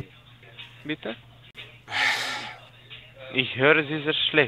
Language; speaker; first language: German; non-native, learner; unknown